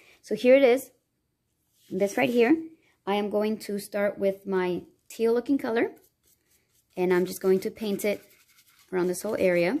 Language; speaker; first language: English; native; English